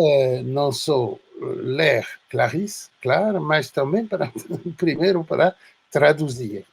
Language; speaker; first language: Portuguese; non-native, fluent; French